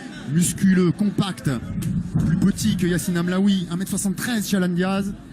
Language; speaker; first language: French; native; French